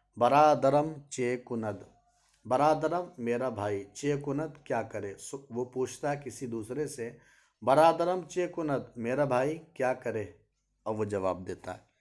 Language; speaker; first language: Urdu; native; Urdu